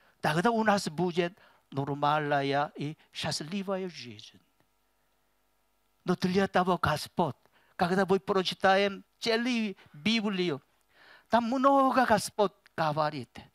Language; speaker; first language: Russian; non-native, learner; Korean